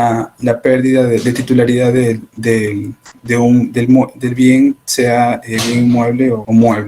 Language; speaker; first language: Spanish; native; Spanish